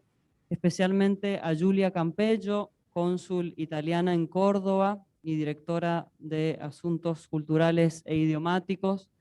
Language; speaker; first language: Spanish; native; Spanish